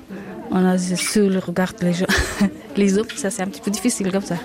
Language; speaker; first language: French; non-native, learner; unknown